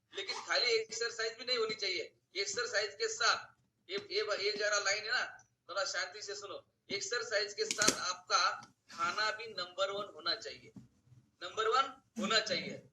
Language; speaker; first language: Hindi; non-native, local second language; Marathi